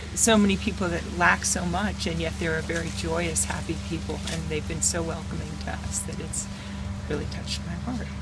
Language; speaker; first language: English; native; English